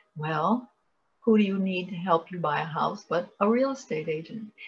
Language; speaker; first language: English; native; English